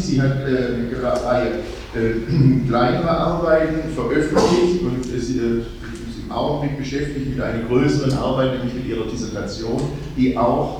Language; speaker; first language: German; native; German